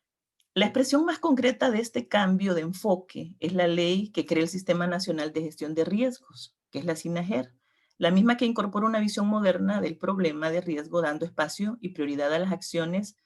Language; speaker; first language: Spanish; native; Spanish